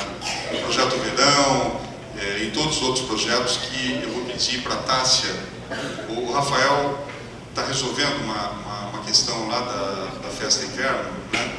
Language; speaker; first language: Portuguese; native; Portuguese